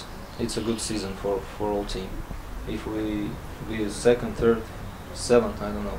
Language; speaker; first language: English; non-native, learner; Latvian